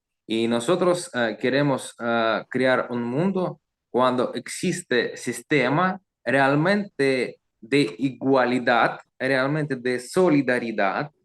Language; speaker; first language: Spanish; non-native, learner; Russian